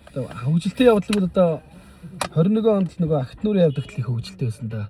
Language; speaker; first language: Mongolian; native; Mongolian